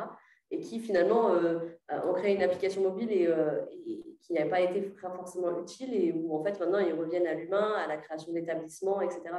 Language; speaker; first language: French; native; French